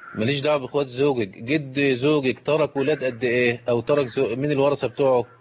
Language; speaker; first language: Arabic; native; Arabic